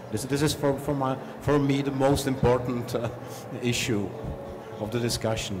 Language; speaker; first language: English; non-native, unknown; Czech